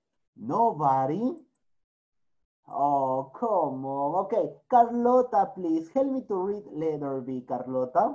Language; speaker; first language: English; non-native, fluent; Spanish